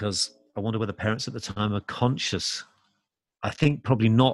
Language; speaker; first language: English; native; English